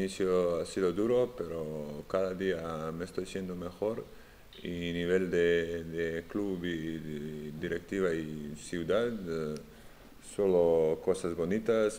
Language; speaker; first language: Spanish; non-native, fluent; Serbian